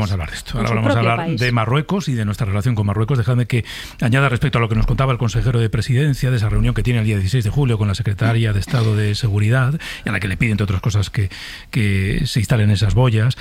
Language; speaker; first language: Spanish; native; Spanish